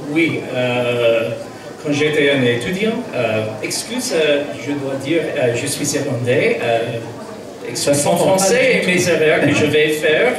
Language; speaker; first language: French; non-native, fluent; English